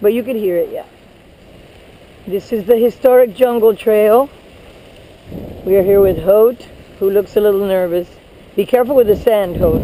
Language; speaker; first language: English; early bilingual, other home language; Spanish